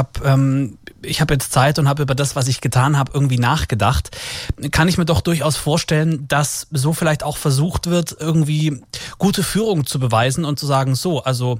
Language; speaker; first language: German; native; German